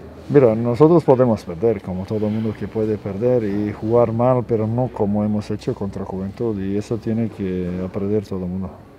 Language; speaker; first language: Spanish; non-native, fluent; Serbian